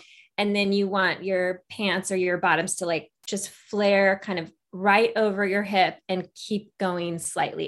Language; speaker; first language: English; native; English